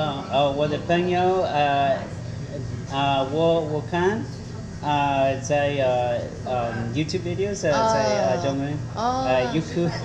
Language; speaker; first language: Chinese; non-native, learner; Spanish